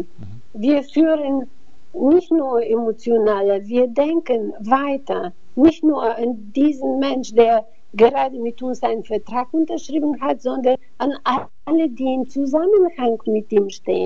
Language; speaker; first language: German; non-native, fluent; Bulgarian